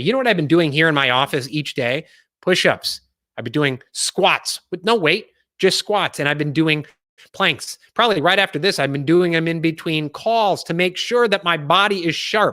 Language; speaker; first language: English; native; English